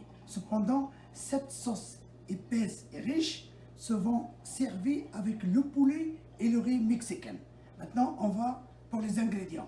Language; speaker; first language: French; non-native, local second language; Arabic